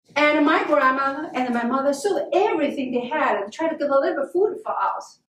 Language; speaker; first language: English; non-native, learner; Chinese